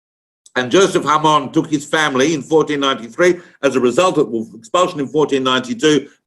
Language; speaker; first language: English; native; English